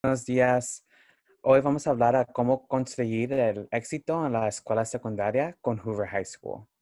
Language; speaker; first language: Spanish; early bilingual, heritage; Spanish